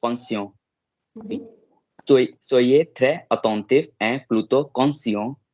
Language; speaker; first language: French; non-native, learner; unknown